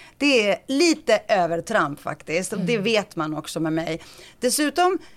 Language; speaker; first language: Swedish; early bilingual, other home language; Greek